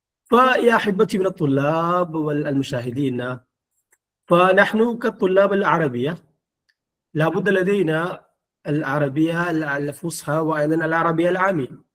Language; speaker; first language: Arabic; non-native, fluent; Malayalam